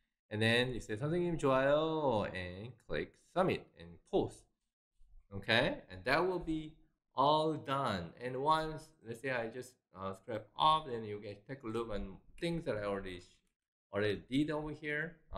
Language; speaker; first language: English; non-native, fluent; Korean